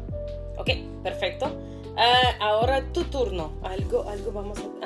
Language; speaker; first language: Spanish; non-native, fluent; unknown